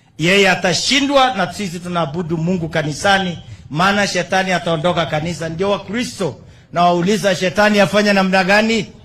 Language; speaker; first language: Swahili; non-native, local second language; Kalenjin